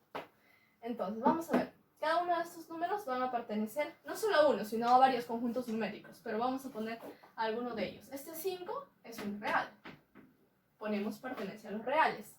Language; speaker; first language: Spanish; native; Spanish